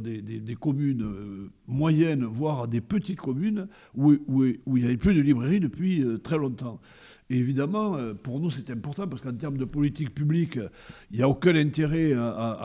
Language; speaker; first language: French; native; French